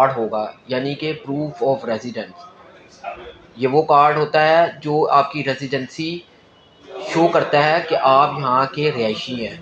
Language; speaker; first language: Urdu; non-native, local second language; Punjabi